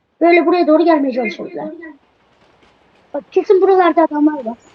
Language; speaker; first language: Turkish; native; Turkish